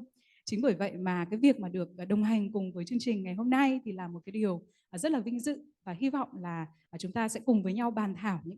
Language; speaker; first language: Vietnamese; native; Vietnamese